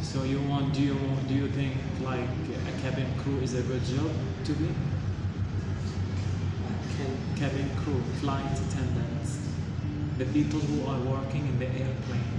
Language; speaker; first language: English; non-native, learner; Arabic